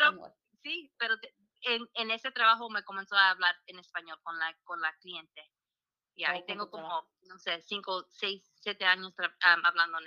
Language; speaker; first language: Spanish; early bilingual, heritage; Spanish